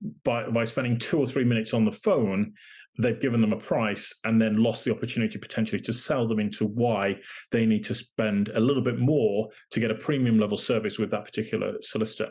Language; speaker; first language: English; native; English